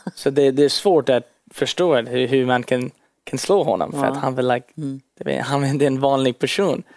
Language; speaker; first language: Swedish; early bilingual, heritage; Swedish